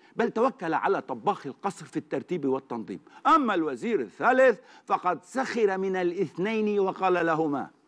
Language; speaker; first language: Arabic; non-native, fluent; Turkish